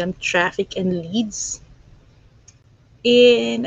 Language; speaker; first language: English; non-native, local second language; Filipino